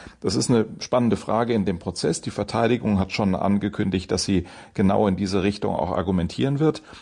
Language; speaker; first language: German; native; German